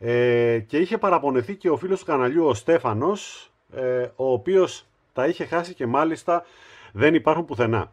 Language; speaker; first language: Greek; native; Greek